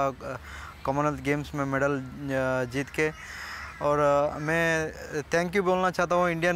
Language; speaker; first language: Hindi; non-native, local second language; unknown